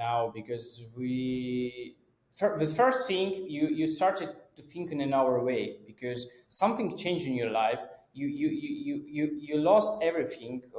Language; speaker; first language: English; non-native, fluent; Russian